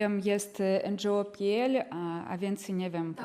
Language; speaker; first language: Polish; non-native, fluent; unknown